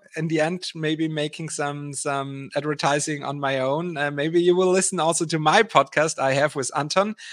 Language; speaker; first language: English; non-native, fluent; German